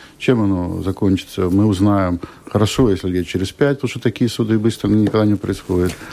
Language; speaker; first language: Russian; native; Russian